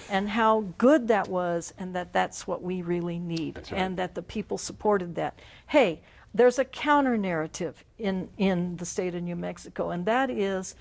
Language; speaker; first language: English; native; English